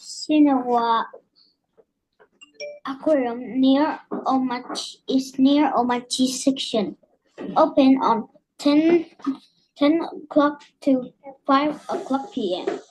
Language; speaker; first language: English; non-native, learner; Vietnamese